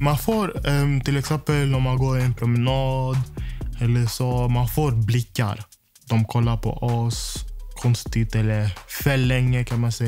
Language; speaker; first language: Swedish; non-native, fluent; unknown